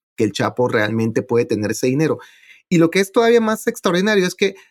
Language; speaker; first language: Spanish; native; Spanish